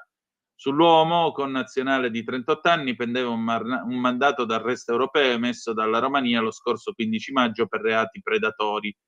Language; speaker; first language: Italian; native; Italian